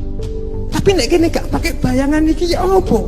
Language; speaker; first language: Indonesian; non-native, local second language; Javanese